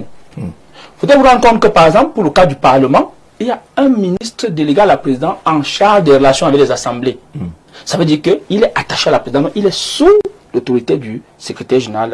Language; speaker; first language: French; native; French